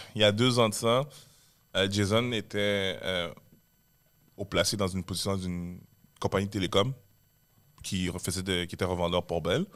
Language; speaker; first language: French; native; French